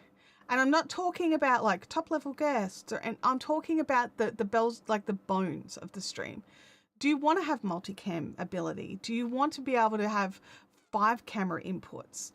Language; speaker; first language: English; native; English